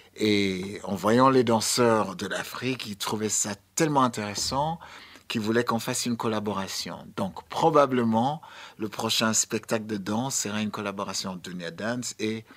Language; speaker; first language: French; non-native, fluent; English